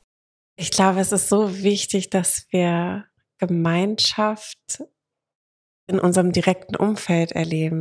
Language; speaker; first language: German; native; German